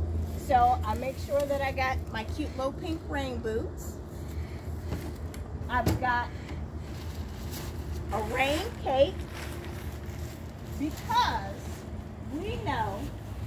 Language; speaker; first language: English; native; English